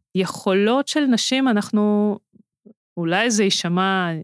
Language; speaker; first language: Hebrew; non-native, fluent; Russian